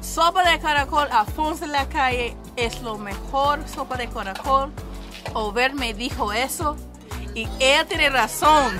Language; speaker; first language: Spanish; non-native, learner; English